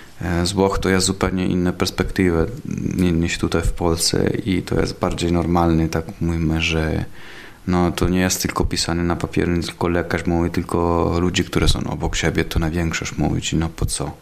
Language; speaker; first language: Polish; non-native, learner; Italian